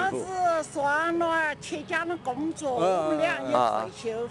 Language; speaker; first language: Chinese; native; Chinese